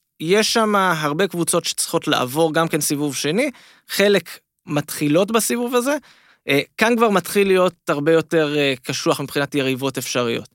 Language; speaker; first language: Hebrew; native; Hebrew